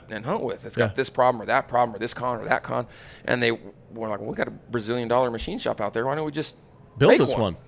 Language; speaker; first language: English; native; English